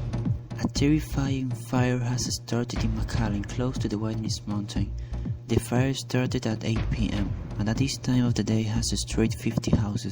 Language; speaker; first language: English; non-native, learner; Spanish